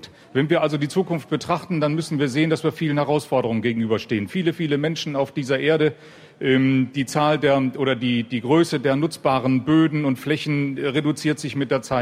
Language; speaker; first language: German; native; German